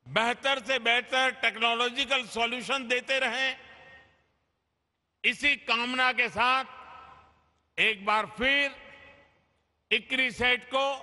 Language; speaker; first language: Hindi; non-native, local second language; Gujarati